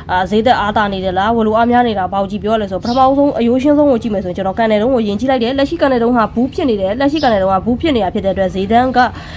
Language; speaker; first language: Burmese; native; Burmese